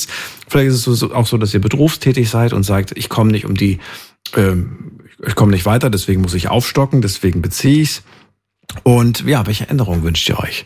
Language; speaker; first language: German; native; German